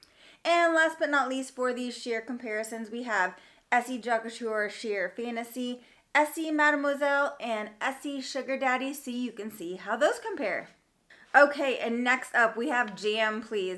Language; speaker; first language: English; native; English